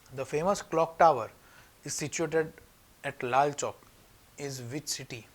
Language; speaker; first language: English; non-native, local second language; Gujarati